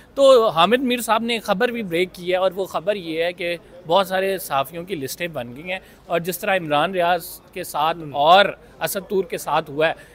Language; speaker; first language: Urdu; native; Urdu